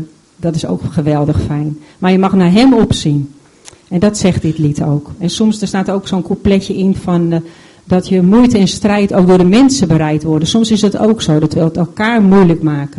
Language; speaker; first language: Dutch; native; Dutch